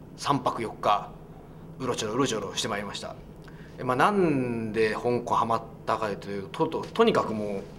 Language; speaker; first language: Japanese; native; Japanese